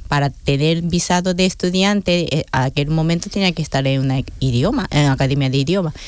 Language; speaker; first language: Spanish; non-native, fluent; Japanese